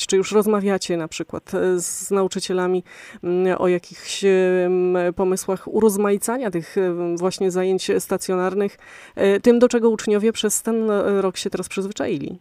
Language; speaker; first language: Polish; native; Polish